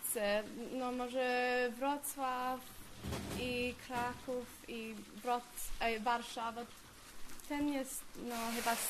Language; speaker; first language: Polish; early bilingual, heritage; English